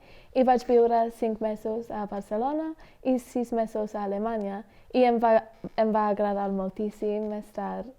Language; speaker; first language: Catalan; non-native, fluent; English